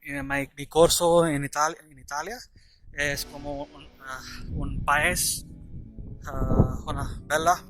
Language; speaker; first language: Italian; non-native, learner; Tamil